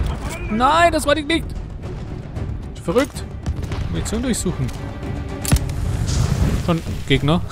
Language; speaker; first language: German; native; German